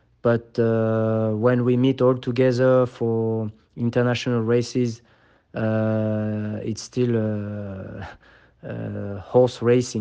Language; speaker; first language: English; non-native, fluent; French